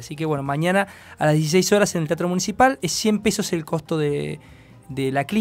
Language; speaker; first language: Spanish; native; Spanish